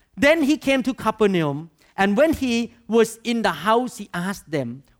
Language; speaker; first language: English; non-native, fluent; Thai